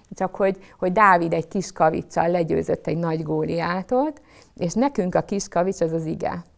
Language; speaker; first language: Hungarian; native; Hungarian